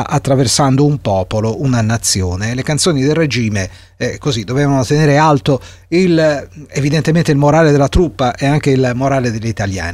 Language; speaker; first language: Italian; native; Italian